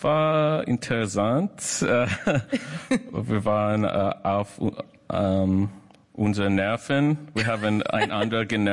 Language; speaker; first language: German; non-native, learner; English